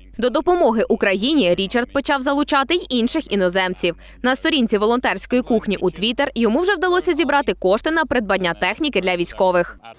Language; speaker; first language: Ukrainian; native; Ukrainian